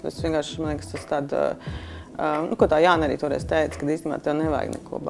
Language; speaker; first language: Latvian; native; Latvian